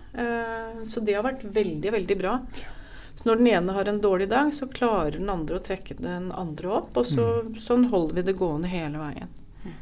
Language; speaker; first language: Norwegian; native; Norwegian